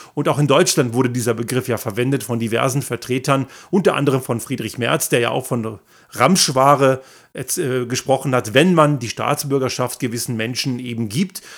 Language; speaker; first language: German; native; German